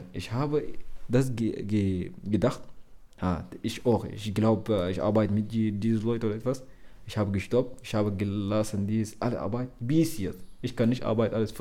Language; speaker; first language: German; non-native, learner; Arabic